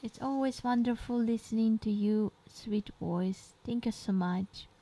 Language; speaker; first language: English; non-native, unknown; Ukrainian